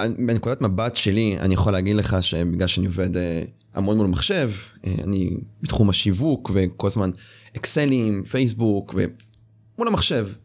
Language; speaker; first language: Hebrew; native; Hebrew